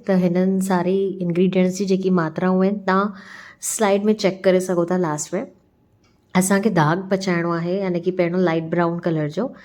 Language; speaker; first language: Sindhi; early bilingual, heritage; Sindhi